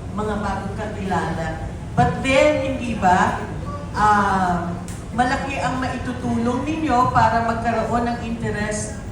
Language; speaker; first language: Filipino; native; Filipino